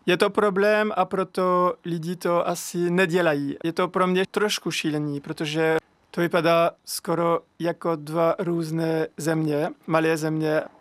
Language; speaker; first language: Czech; non-native, fluent; French